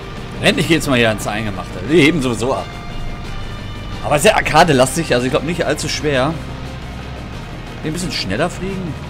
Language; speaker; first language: German; native; German